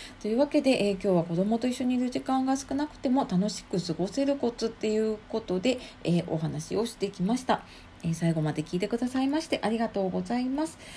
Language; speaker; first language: Japanese; native; Japanese